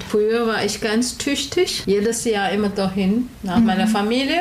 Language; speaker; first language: German; non-native, learner; Chinese